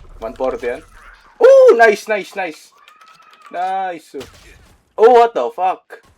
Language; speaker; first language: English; non-native, local second language; Filipino